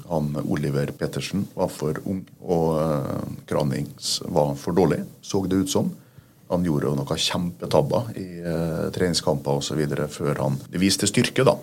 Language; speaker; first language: Norwegian; native; Norwegian